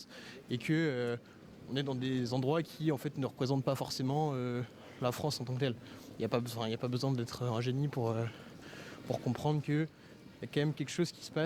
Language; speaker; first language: French; native; French